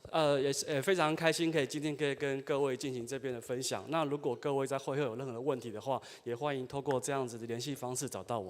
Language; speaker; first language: Chinese; native; Chinese